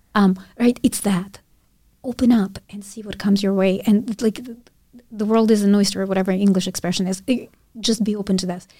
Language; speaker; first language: English; non-native, fluent; Russian